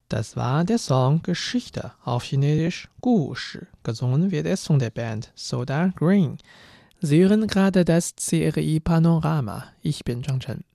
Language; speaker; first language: German; non-native, fluent; Chinese